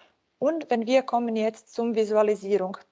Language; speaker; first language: German; non-native, fluent; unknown